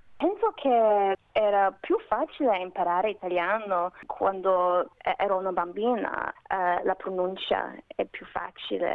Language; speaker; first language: Italian; non-native, learner; Macedonian